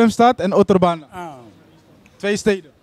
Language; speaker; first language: Dutch; native; Dutch